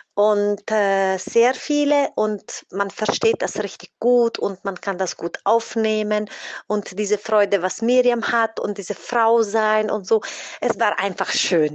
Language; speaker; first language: German; non-native, fluent; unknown